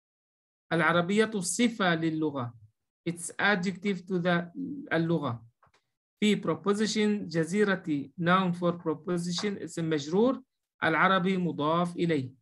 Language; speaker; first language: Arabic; non-native, fluent; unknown